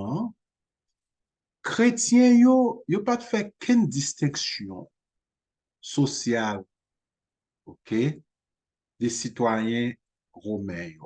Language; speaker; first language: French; non-native, local second language; Haitian Creole